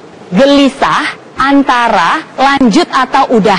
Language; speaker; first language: Malay; native; Malay